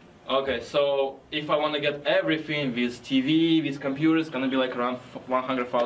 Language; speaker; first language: English; non-native, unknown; Russian